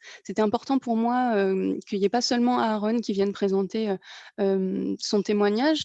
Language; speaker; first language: French; native; French